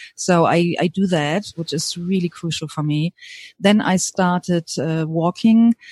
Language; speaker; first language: English; non-native, fluent; German